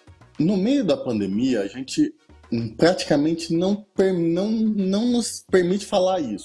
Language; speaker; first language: Portuguese; native; Portuguese